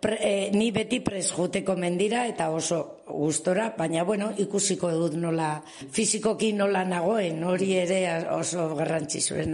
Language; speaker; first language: Basque; non-native, local second language; Spanish